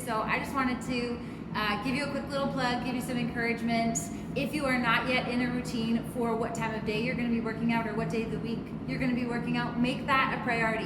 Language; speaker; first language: English; native; English